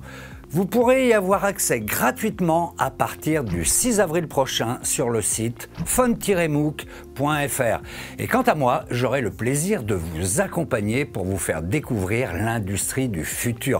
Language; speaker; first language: French; native; French